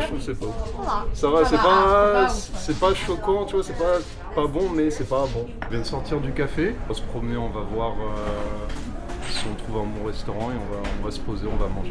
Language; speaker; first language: French; native; French